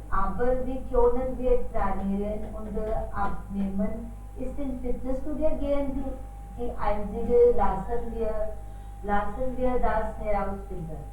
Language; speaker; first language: German; non-native, learner; Hindi